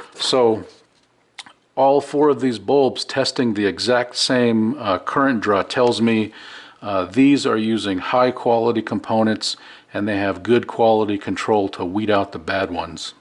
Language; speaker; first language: English; native; English